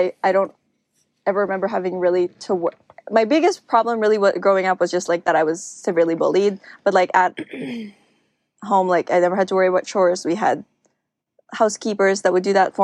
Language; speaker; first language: English; non-native, local second language; Filipino